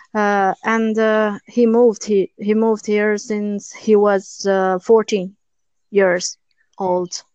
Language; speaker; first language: English; non-native, learner; Albanian